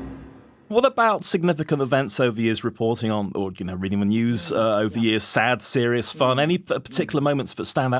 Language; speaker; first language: English; native; English